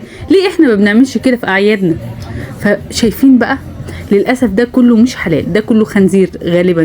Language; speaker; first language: Arabic; native; Arabic